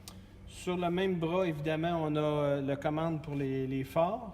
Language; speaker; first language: French; native; French